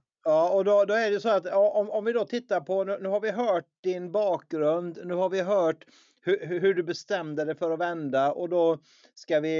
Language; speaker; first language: Swedish; native; Swedish